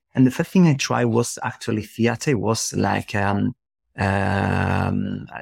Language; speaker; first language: English; non-native, fluent; Spanish